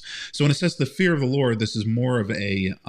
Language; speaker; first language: English; native; English